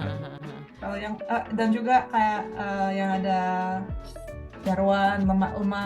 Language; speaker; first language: Indonesian; non-native, fluent; Russian